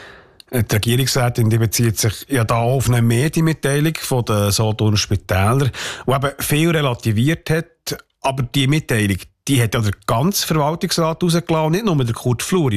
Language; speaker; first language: German; native; German